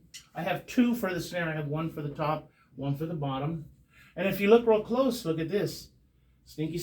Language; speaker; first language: English; native; English